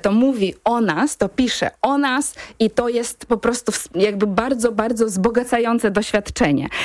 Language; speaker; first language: Polish; non-native, fluent; Ukrainian